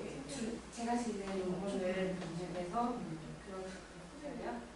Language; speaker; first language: Korean; non-native, learner; Mongolian